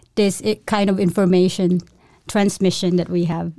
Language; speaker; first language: English; non-native, local second language; Cebuano